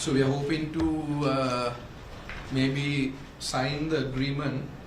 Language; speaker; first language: English; non-native, local second language; Sinhala